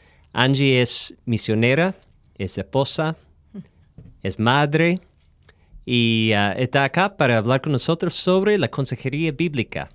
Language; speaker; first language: Spanish; non-native, fluent; English